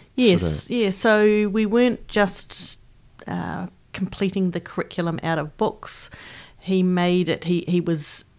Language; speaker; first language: English; native; English